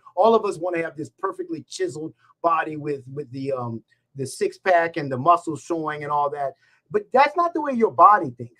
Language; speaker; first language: English; native; English